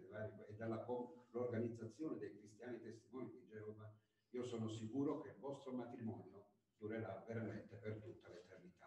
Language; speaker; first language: Italian; native; Italian